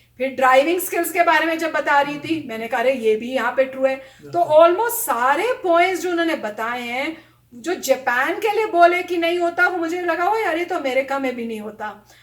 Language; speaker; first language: Hindi; native; Hindi